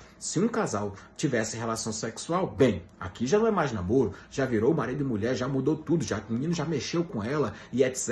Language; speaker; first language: Portuguese; native; Portuguese